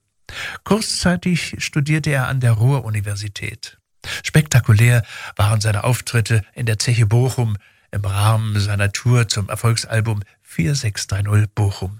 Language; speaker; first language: German; native; German